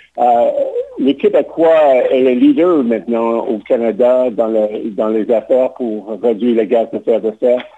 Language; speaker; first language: French; non-native, local second language; English